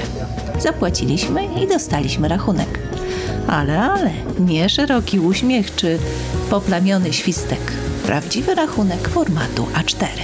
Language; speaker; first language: Polish; native; Polish